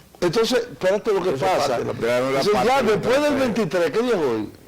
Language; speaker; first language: Spanish; native; Spanish